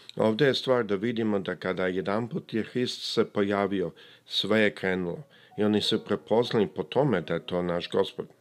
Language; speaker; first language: Serbian; early bilingual, heritage; Serbian